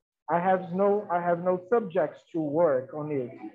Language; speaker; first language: English; non-native, fluent; Portuguese